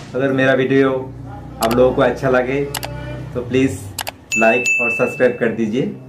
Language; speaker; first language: Hindi; non-native, local second language; Bangla